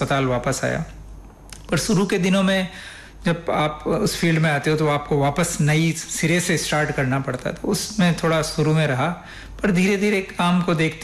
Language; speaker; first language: Hindi; non-native, local second language; Rajasthani